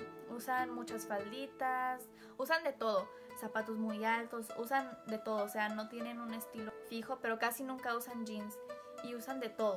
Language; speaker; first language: Spanish; early bilingual, heritage; Spanish